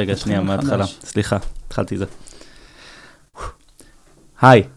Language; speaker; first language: Hebrew; native; Hebrew